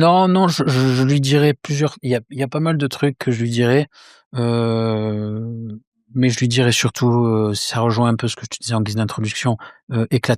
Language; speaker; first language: French; native; French